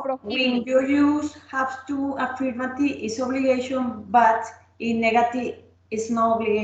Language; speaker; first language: English; non-native, learner; Spanish